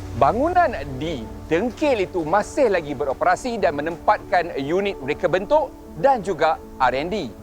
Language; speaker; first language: Malay; native; Malay